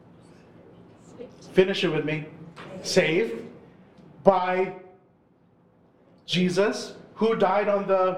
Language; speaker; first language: English; non-native, local second language; Filipino